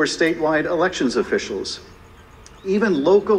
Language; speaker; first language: English; native; English